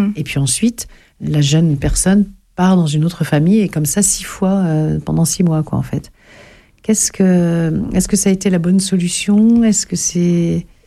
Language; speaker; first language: French; native; French